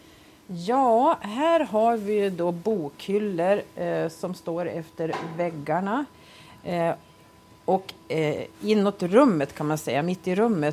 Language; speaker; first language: Swedish; native; Swedish